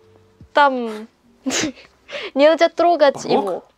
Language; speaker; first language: Russian; non-native, learner; Korean